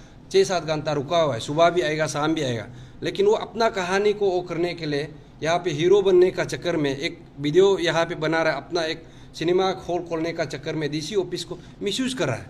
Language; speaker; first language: Hindi; non-native, local second language; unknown